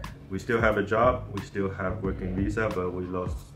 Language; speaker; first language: English; non-native, fluent; Chinese